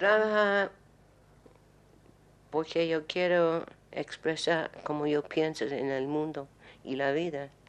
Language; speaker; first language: Spanish; non-native, learner; English